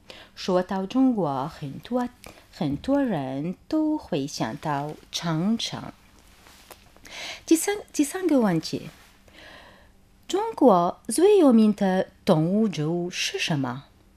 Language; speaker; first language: Chinese; non-native, fluent; Arabic